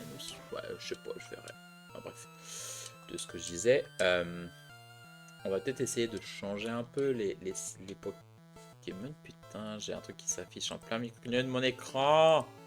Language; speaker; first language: French; native; French